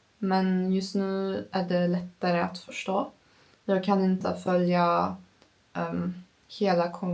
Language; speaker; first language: Swedish; non-native, learner; Turkish